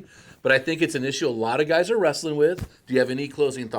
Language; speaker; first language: English; native; English